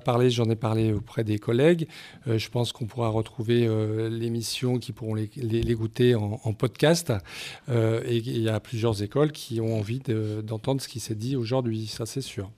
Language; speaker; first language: French; native; French